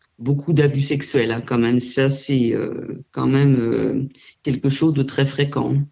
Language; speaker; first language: French; native; French